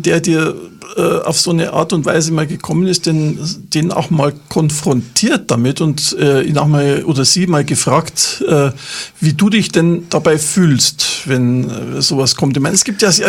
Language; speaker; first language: German; native; German